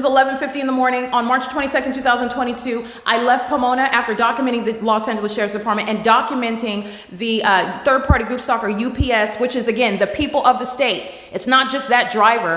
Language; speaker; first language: English; native; English